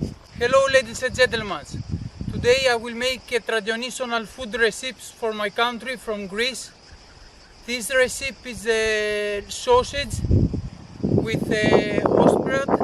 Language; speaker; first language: English; non-native, learner; Greek